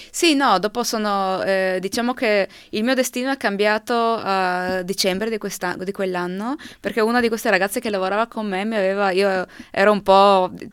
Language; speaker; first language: Italian; non-native, local second language; Slovenian